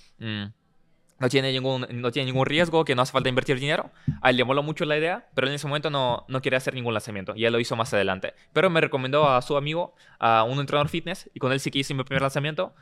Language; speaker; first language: Spanish; early bilingual, other home language; Russian